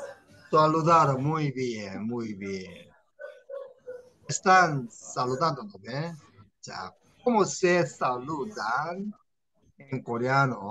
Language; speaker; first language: Spanish; non-native, learner; Korean